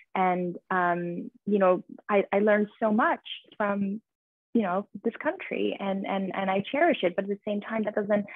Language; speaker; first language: English; early bilingual, other home language; Persian